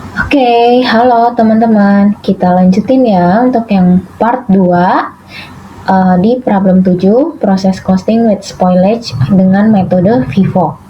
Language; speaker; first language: Indonesian; native; Indonesian